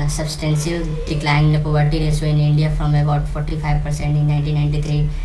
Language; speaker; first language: English; non-native, local second language; Hindi